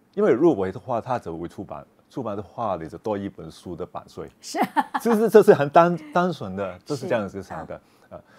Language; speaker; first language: Chinese; non-native, local second language; Cantonese